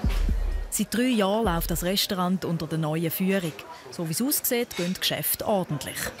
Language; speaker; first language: German; native; German